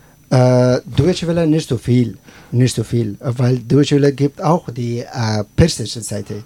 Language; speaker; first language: German; non-native, learner; Persian